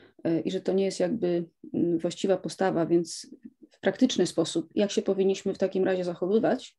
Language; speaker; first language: Polish; native; Polish